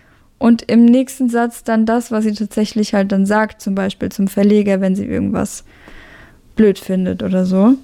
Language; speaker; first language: German; native; German